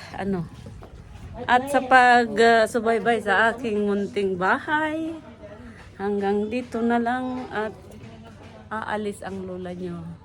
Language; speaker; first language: Filipino; non-native, local second language; Waray